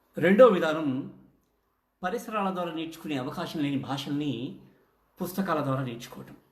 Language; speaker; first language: Telugu; native; Telugu